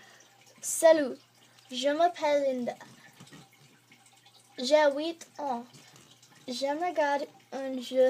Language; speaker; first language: French; non-native, learner; English